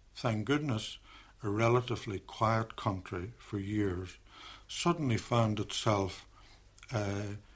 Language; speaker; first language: English; native; English